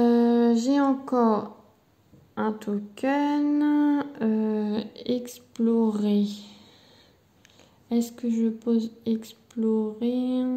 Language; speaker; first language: French; native; French